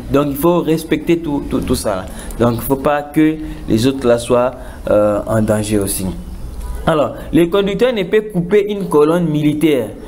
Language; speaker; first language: French; non-native, local second language; Lingala